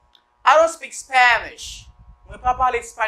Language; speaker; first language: English; non-native, fluent; Haitian Creole